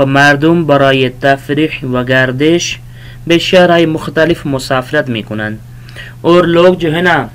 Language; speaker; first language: Persian; non-native, fluent; Urdu